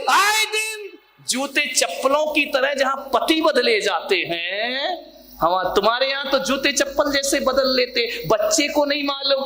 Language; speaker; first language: Hindi; native; Hindi